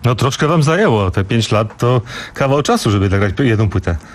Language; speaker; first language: Polish; native; Polish